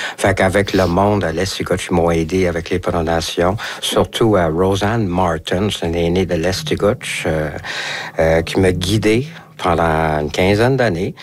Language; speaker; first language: French; non-native, local second language; English